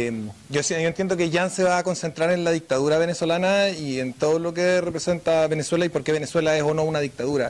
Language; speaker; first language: Spanish; native; Spanish